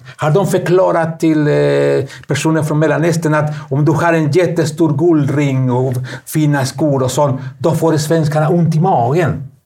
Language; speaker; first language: Swedish; non-native, fluent; Spanish